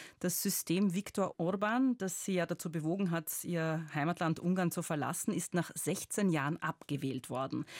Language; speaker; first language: German; native; German